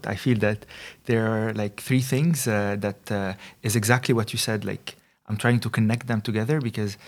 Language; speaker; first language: English; non-native, fluent; Arabic